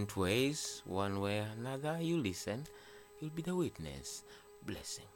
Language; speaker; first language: English; non-native, local second language; Ganda